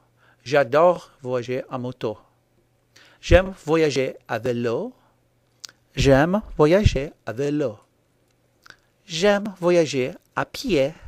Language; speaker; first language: French; non-native, fluent; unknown